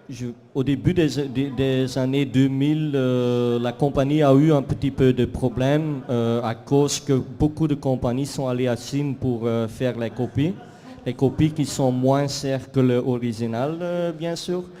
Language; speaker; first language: French; non-native, fluent; Dutch